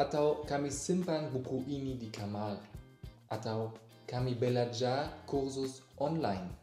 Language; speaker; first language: Indonesian; non-native, learner; German